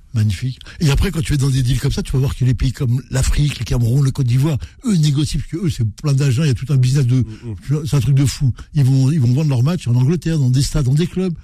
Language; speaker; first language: French; native; French